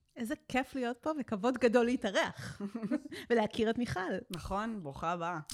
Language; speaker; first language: Hebrew; native; Hebrew